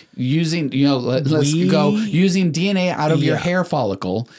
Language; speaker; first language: English; early bilingual, other home language; Spanish